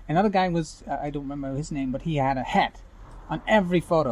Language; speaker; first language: English; non-native, fluent; Dutch